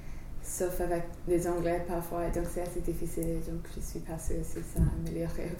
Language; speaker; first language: French; non-native, learner; English